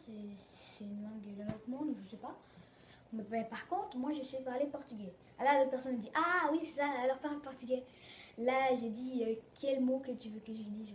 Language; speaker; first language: French; early bilingual, other home language; Portuguese